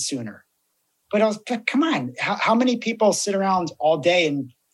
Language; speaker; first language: English; native; English